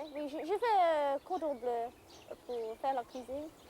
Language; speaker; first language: French; non-native, fluent; English